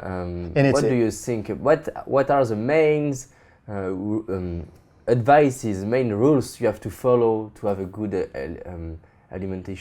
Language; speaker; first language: English; non-native, fluent; French